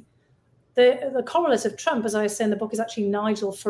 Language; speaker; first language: English; native; English